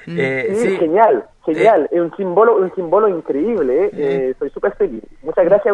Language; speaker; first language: Spanish; non-native, fluent; French